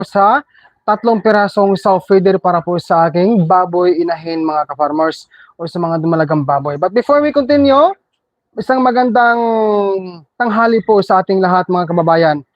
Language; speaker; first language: Filipino; non-native, local second language; Cebuano